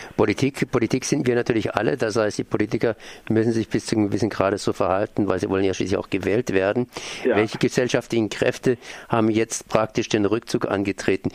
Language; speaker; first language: German; native; German